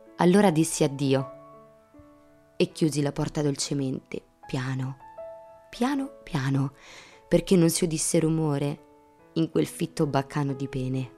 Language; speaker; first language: Italian; native; Italian